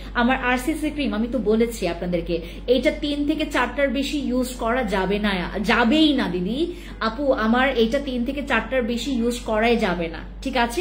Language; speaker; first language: Bangla; native; Bangla